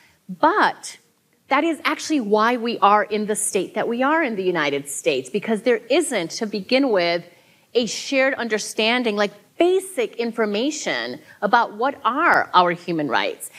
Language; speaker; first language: English; early bilingual, other home language; Spanish